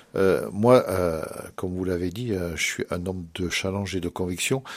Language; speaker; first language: French; native; French